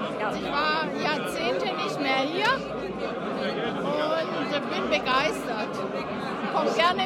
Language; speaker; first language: German; native; German